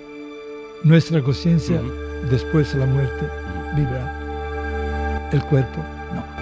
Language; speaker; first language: Spanish; non-native, fluent; Italian